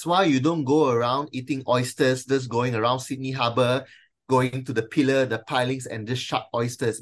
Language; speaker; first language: English; non-native, local second language; Chinese